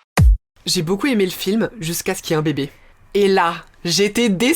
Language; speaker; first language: French; native; French